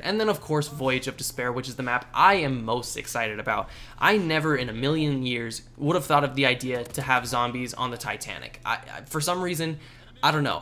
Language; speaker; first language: English; native; English